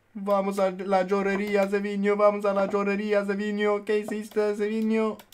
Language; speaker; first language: Spanish; native; Spanish